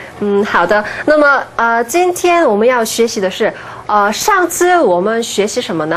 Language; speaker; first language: Chinese; non-native, fluent; Korean